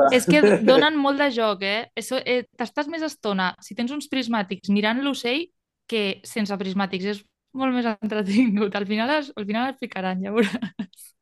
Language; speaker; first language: Catalan; native; Catalan